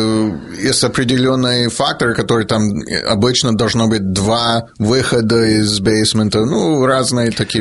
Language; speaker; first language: Russian; early bilingual, heritage; Russian